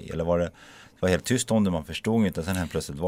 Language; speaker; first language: Swedish; native; Swedish